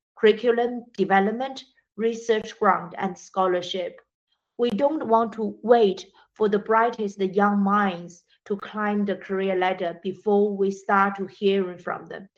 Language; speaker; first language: English; non-native, fluent; Chinese